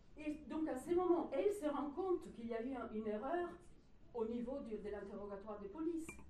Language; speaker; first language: French; non-native, fluent; Italian